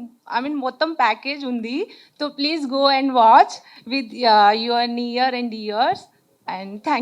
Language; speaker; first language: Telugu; non-native, learner; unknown